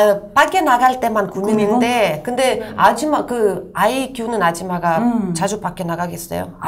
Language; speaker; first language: Korean; non-native, fluent; Russian